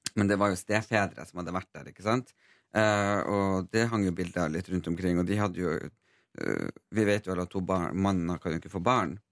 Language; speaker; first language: Norwegian; native; Norwegian